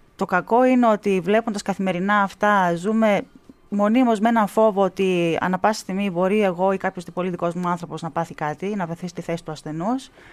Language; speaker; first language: Greek; native; Greek